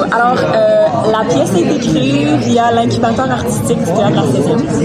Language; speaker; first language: French; native; French